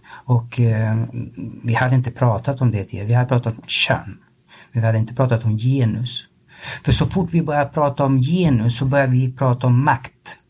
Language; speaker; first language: Swedish; early bilingual, other home language; Spanish